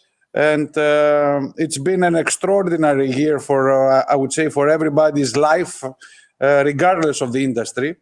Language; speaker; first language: English; non-native, fluent; Greek